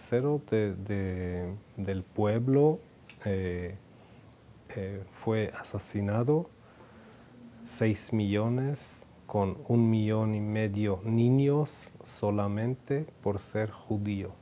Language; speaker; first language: Spanish; non-native, fluent; Hebrew